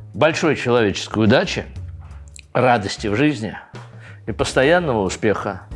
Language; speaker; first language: Russian; native; Russian